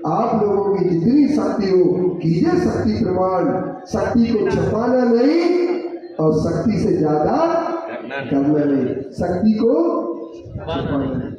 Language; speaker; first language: Hindi; native; Hindi